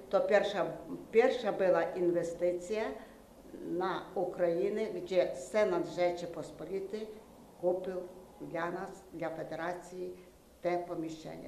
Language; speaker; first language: Polish; non-native, learner; Ukrainian